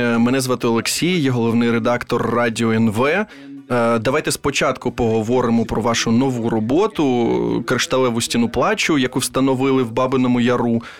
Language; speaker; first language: Ukrainian; native; Ukrainian